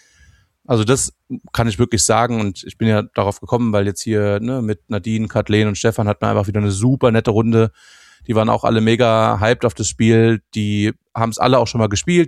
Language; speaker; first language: German; native; German